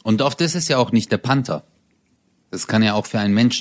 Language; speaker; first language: German; early bilingual, other home language; Turkish